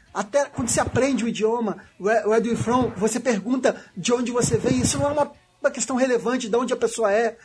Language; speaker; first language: Portuguese; native; Portuguese